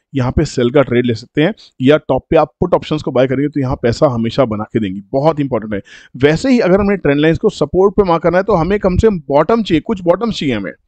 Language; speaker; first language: Hindi; native; Hindi